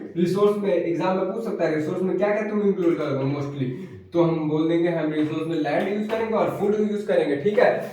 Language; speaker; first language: Hindi; native; Hindi